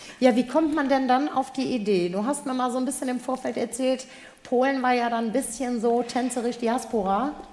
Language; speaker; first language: German; native; German